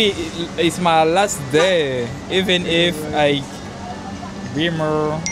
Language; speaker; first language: English; non-native, learner; French